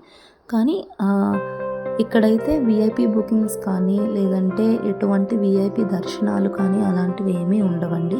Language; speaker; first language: Telugu; native; Telugu